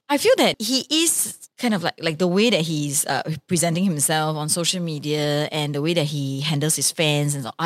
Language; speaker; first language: English; non-native, local second language; Chinese